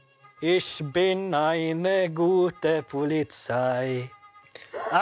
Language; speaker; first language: German; non-native, learner; Swedish